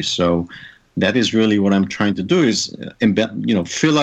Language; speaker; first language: English; non-native, fluent; Hebrew